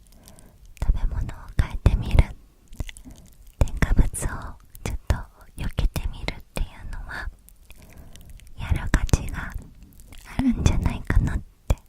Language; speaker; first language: Japanese; native; Japanese